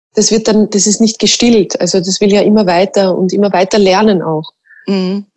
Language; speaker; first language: German; native; German